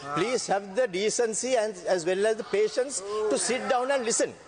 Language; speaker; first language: English; non-native, local second language; Sinhala